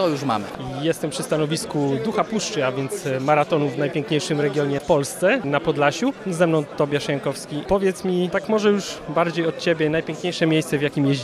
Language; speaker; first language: Polish; native; Polish